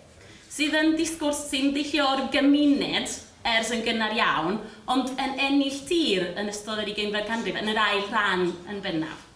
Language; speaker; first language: Welsh; non-native, fluent; Spanish